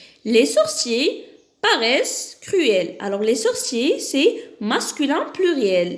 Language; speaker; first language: French; non-native, local second language; Arabic